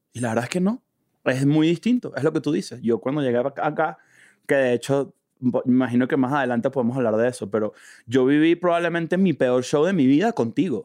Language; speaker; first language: Spanish; native; Spanish